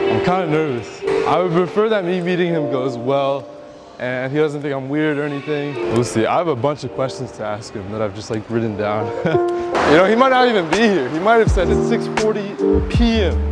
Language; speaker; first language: English; native; English